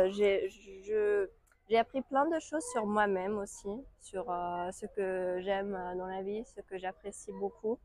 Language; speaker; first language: French; non-native, fluent; German